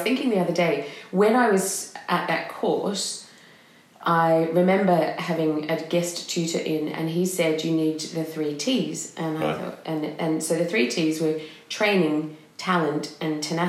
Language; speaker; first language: English; native; English